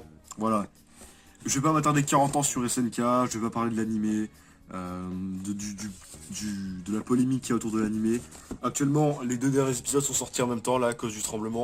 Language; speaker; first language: French; native; French